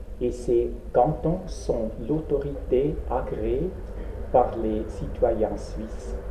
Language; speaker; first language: French; non-native, local second language; Swiss German